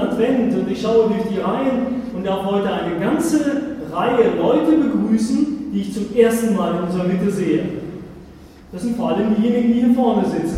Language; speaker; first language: German; native; German